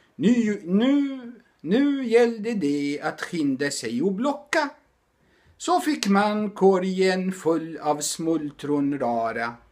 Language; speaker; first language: Swedish; non-native, fluent; Arabic